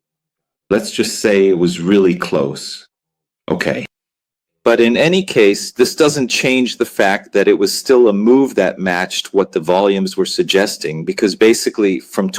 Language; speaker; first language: English; non-native, fluent; Italian